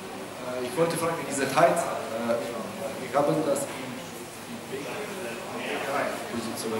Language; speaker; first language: German; non-native, learner; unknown